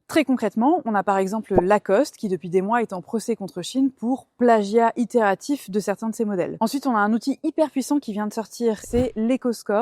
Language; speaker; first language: French; native; French